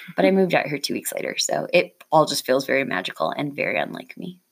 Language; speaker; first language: English; native; English